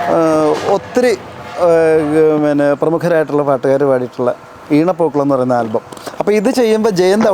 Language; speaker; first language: Malayalam; native; Malayalam